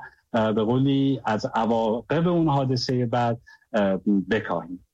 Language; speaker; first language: Persian; native; Persian